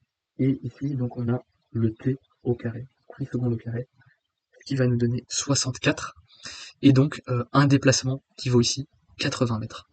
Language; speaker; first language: French; native; French